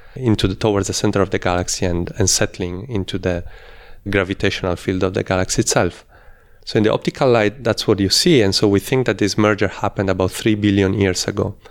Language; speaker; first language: English; non-native, fluent; Italian